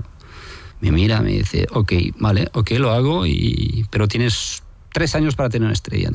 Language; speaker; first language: Spanish; non-native, fluent; French